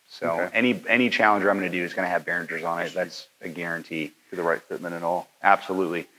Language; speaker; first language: English; native; English